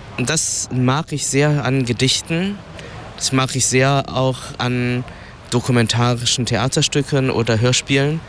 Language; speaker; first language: German; early bilingual, other home language; Vietnamese